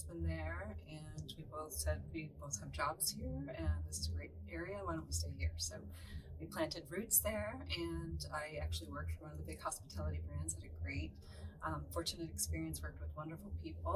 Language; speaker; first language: English; native; English